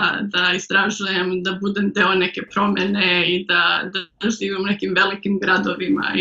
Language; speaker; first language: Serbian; early bilingual, heritage; Serbian